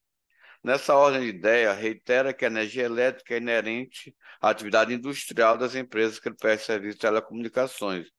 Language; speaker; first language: Portuguese; native; Portuguese